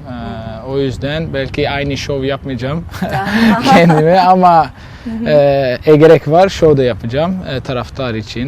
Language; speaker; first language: Turkish; non-native, learner; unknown